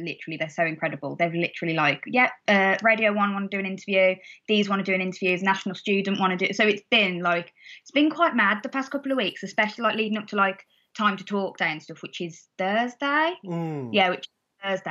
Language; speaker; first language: English; native; English